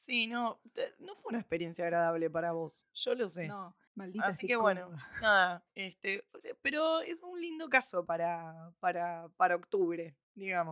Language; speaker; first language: Spanish; native; Spanish